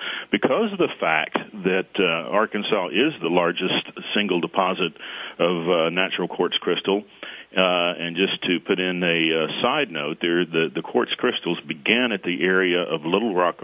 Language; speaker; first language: English; native; English